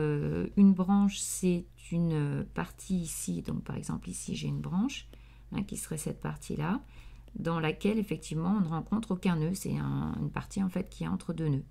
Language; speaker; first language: French; native; French